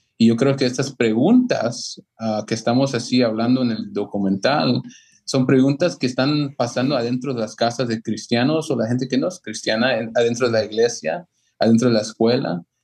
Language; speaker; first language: Spanish; early bilingual, heritage; Spanish